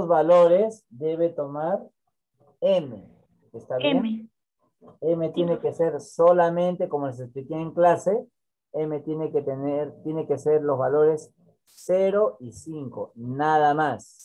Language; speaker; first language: Spanish; native; Spanish